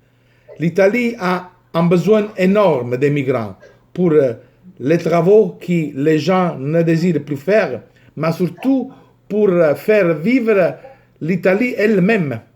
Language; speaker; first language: French; non-native, fluent; Italian